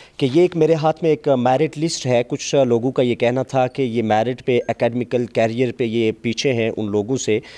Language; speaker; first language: Urdu; non-native, local second language; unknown